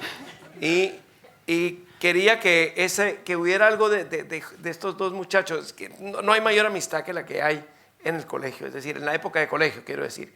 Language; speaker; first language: Spanish; native; Spanish